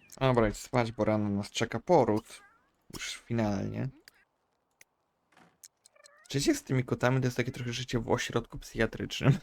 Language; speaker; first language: Polish; native; Polish